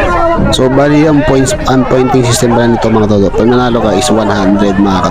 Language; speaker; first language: Filipino; native; Filipino